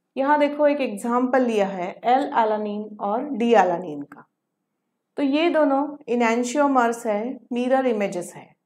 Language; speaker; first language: Hindi; non-native, local second language; Marathi